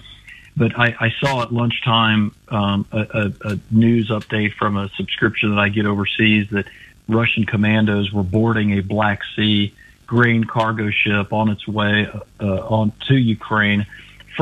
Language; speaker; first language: English; native; English